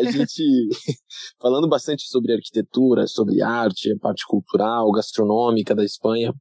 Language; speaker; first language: Portuguese; native; Portuguese